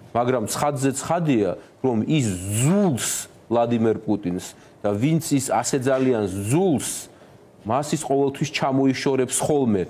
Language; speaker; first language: Georgian; native; Georgian